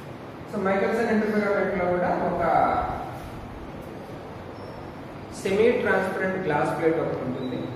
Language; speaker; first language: Telugu; native; Telugu